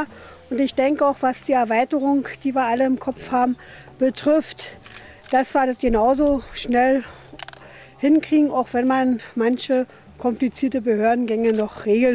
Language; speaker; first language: German; native; German